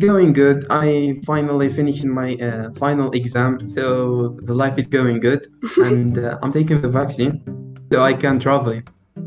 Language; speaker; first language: English; non-native, learner; Arabic